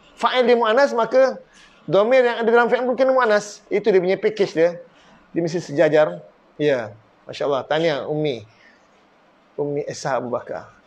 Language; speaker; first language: Malay; native; Malay